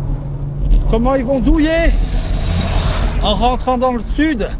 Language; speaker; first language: French; native; French